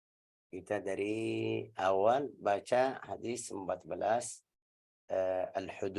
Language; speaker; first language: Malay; non-native, learner; Arabic